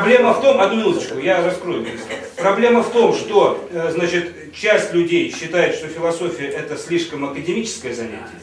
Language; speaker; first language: Russian; native; Russian